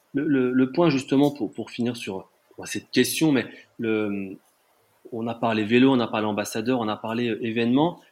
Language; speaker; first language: French; native; French